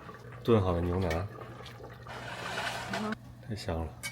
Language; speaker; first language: Chinese; native; Chinese